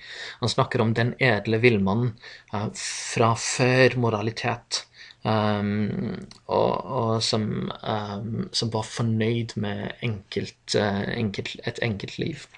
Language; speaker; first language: Norwegian; non-native, fluent; English